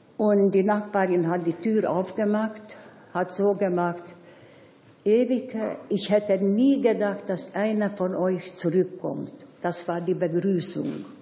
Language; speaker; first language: German; non-native, fluent; Hungarian